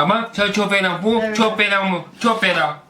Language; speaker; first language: Turkish; non-native, learner; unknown